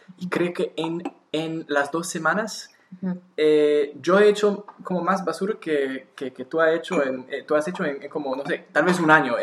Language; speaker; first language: Spanish; non-native, learner; English